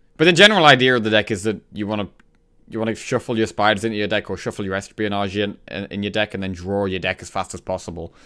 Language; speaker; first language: English; native; English